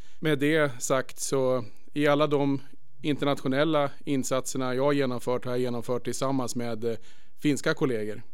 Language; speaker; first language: Swedish; native; Swedish